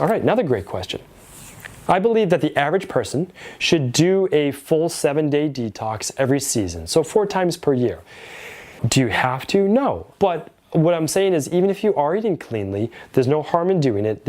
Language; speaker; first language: English; native; English